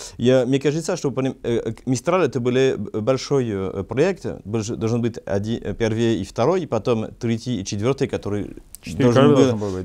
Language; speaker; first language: Russian; non-native, learner; French